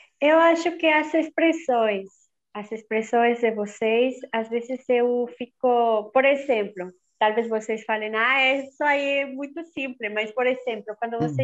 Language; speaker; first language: Portuguese; non-native, learner; Spanish